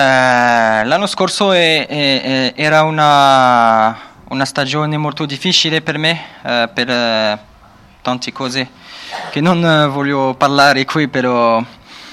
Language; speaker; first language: Italian; non-native, learner; French